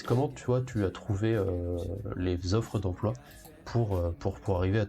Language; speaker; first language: French; native; French